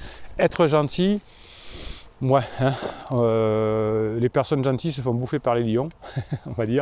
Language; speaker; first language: French; native; French